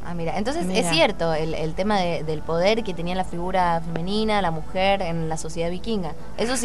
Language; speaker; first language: Spanish; native; Spanish